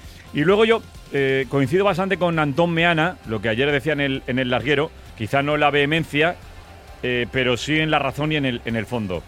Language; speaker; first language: Spanish; native; Spanish